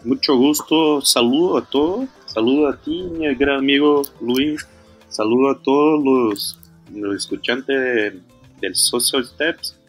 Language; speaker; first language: Spanish; non-native, fluent; Portuguese